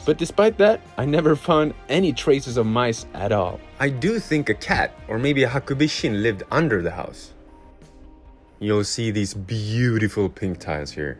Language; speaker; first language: English; non-native, fluent; Swedish